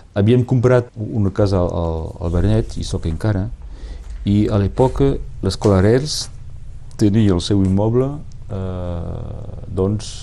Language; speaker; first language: Catalan; non-native, local second language; French